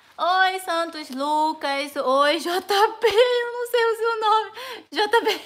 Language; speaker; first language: Portuguese; non-native, fluent; Chinese